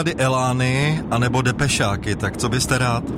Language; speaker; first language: Czech; native; Czech